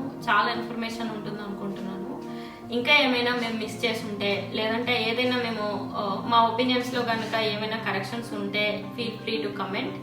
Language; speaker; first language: Telugu; native; Telugu